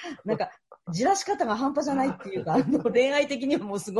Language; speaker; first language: Japanese; native; Japanese